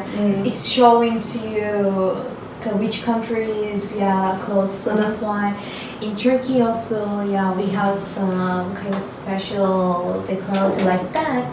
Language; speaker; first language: English; non-native, learner; Turkish